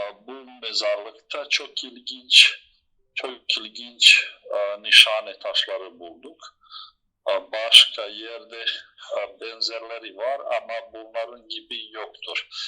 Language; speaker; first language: Turkish; non-native, fluent; Bosnian